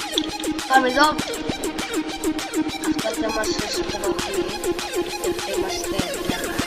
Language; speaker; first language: Greek; early bilingual, heritage; Greek